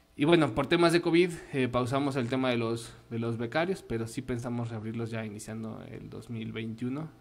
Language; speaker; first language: Spanish; native; Spanish